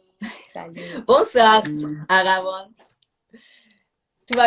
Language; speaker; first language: French; non-native, fluent; Persian